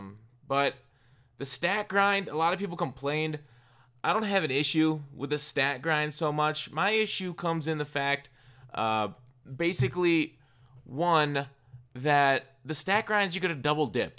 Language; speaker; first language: English; native; English